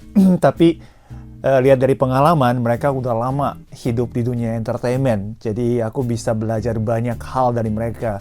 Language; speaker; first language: Indonesian; non-native, fluent; Japanese